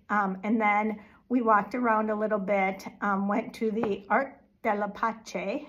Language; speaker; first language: English; native; English